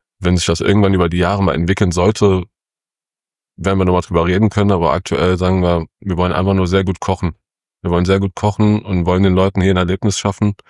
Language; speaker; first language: German; early bilingual, other home language; Kurdish